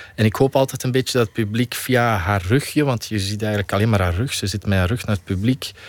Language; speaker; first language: Dutch; native; Dutch